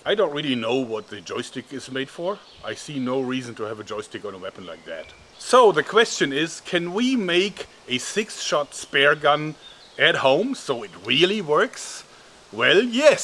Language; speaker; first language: English; non-native, fluent; German